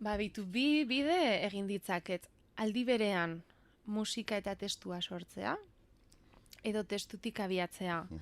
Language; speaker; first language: Basque; non-native, local second language; Spanish